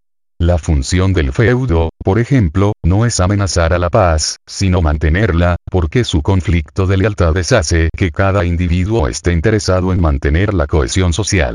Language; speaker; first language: Spanish; native; Spanish